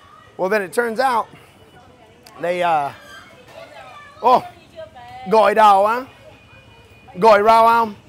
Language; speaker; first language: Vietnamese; non-native, learner; English